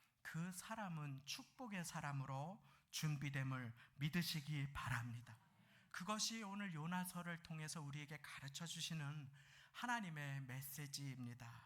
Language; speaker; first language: Korean; native; Korean